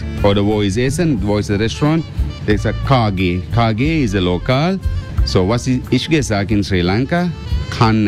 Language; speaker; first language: German; non-native, learner; Sinhala